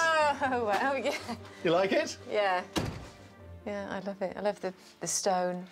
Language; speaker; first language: English; native; English